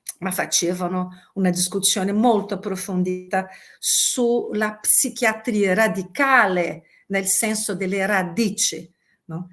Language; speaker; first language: Italian; non-native, fluent; Portuguese